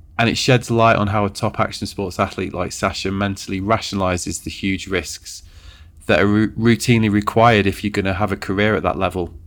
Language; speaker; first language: English; native; English